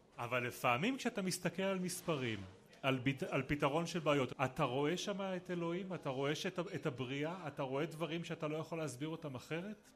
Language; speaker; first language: Hebrew; native; Hebrew